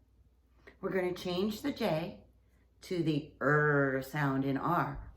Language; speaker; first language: English; native; English